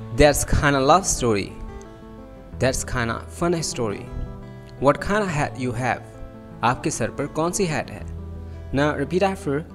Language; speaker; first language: Urdu; native; Urdu